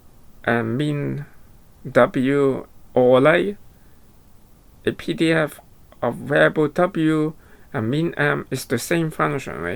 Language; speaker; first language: English; non-native, fluent; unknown